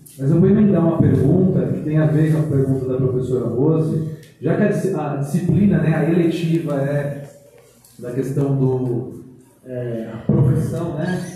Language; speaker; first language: Portuguese; native; Portuguese